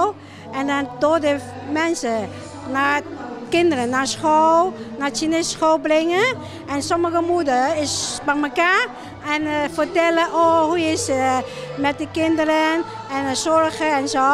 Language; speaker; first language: Dutch; non-native, learner; Cantonese